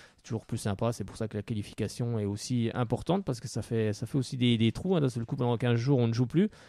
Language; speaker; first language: French; native; French